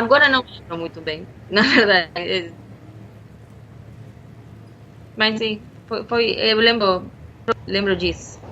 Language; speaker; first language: Portuguese; non-native, fluent; Spanish